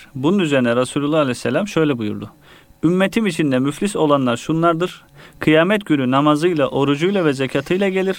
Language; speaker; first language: Turkish; native; Turkish